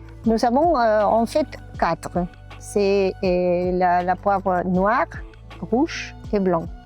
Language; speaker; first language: French; non-native, learner; Spanish